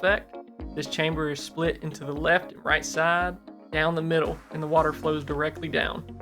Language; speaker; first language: English; native; English